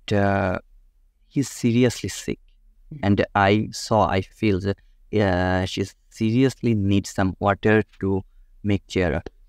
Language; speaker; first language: English; non-native, local second language; Bangla